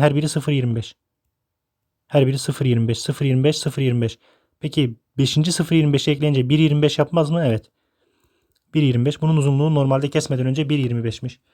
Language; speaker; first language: Turkish; native; Turkish